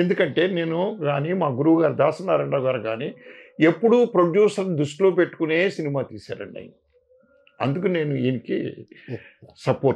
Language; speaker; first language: Telugu; native; Telugu